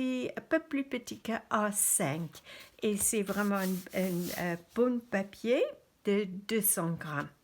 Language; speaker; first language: French; non-native, fluent; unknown